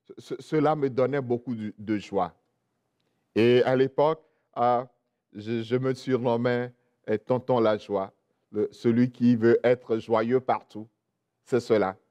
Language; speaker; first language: French; non-native, local second language; Ewe